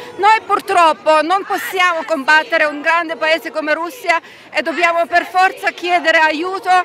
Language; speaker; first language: Italian; non-native, fluent; Ukrainian